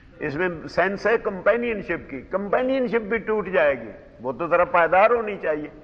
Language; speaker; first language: Urdu; non-native, local second language; Punjabi